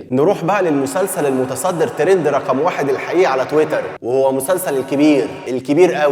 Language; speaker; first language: Arabic; native; Arabic